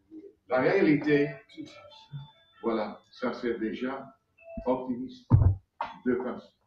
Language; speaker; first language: French; non-native, fluent; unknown